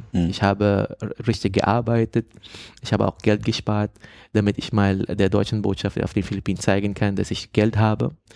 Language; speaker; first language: German; non-native, fluent; Filipino